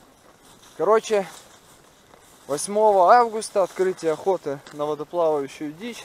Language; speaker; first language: Russian; native; Russian